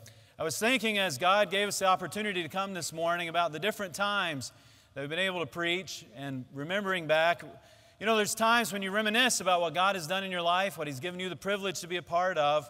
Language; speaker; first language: English; native; English